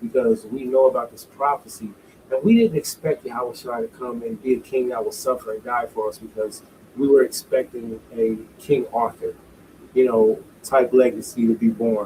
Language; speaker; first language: English; native; English